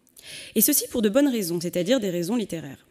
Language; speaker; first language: French; native; French